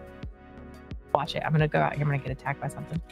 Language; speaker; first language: English; native; English